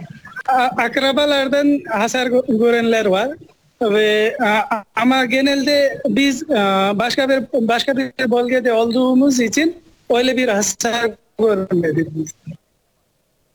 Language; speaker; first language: Turkish; non-native, fluent; Nepali